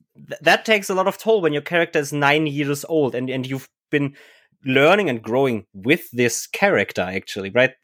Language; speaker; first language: English; non-native, fluent; German